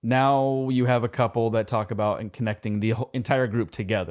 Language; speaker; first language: English; native; English